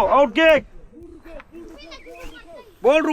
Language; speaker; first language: Hindi; non-native, local second language; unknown